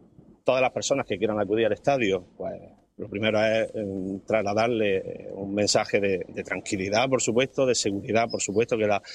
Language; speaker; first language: Spanish; native; Spanish